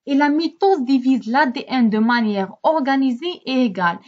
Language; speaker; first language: French; non-native, local second language; Arabic